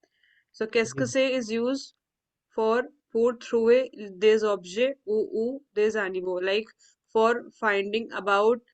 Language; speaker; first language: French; non-native, fluent; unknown